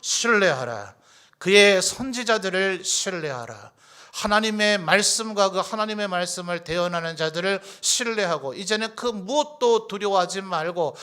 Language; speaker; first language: Korean; native; Korean